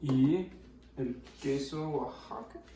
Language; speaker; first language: Spanish; non-native, learner; English